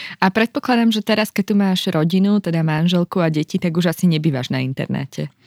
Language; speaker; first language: Slovak; native; Slovak